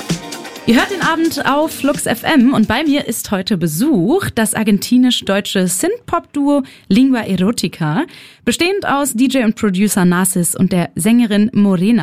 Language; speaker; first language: German; native; German